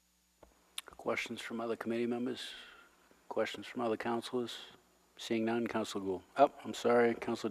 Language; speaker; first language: English; native; English